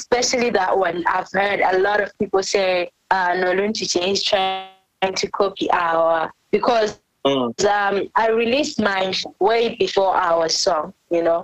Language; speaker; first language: English; non-native, local second language; North Ndebele